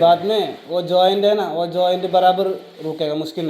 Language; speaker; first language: Hindi; non-native, local second language; Malayalam